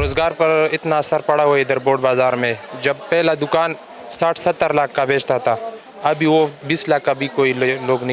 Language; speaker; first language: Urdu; early bilingual, other home language; Pashto